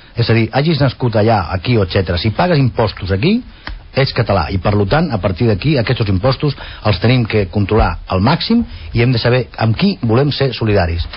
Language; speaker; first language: Catalan; non-native, local second language; Spanish